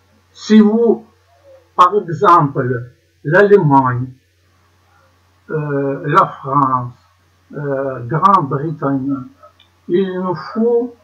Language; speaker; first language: French; non-native, learner; Ukrainian